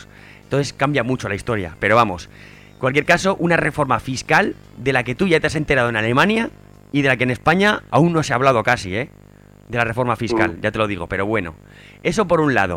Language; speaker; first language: Spanish; native; Spanish